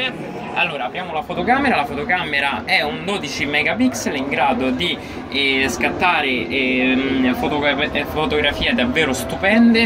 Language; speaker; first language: Italian; native; Italian